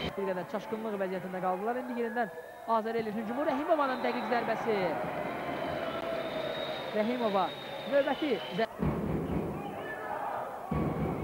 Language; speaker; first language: Azerbaijani; native; Azerbaijani